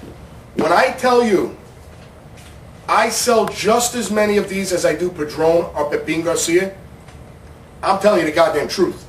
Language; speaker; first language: English; native; English